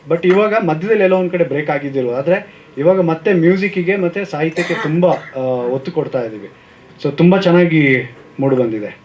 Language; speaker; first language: Kannada; native; Kannada